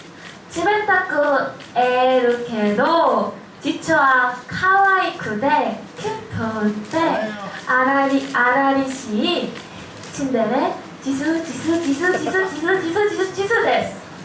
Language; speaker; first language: Japanese; non-native, learner; Korean